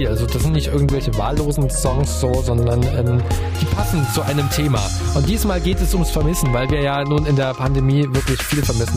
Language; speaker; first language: German; native; German